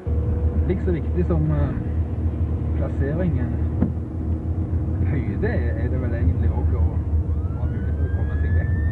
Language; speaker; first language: Norwegian; native; Norwegian